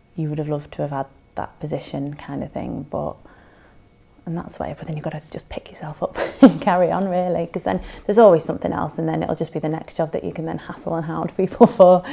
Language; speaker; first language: English; native; English